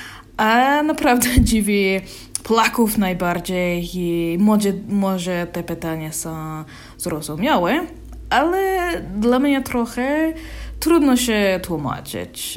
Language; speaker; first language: Polish; non-native, learner; English